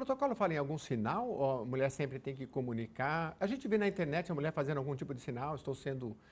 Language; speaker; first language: Portuguese; native; Portuguese